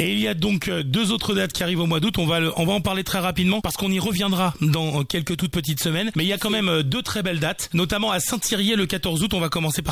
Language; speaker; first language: French; native; French